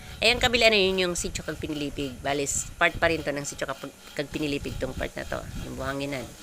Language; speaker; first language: Filipino; non-native, local second language; Bikol